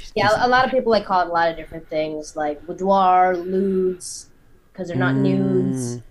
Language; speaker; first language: English; native; English